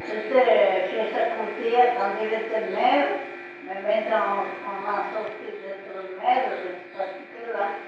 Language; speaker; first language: French; non-native, local second language; Basque